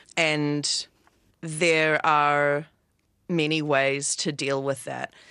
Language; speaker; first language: English; native; English